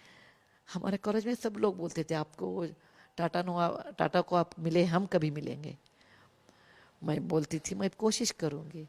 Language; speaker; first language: Hindi; non-native, local second language; Kannada